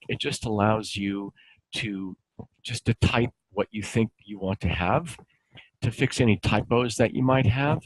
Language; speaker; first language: English; native; English